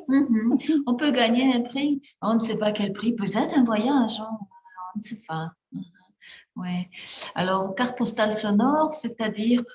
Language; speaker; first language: French; non-native, fluent; Spanish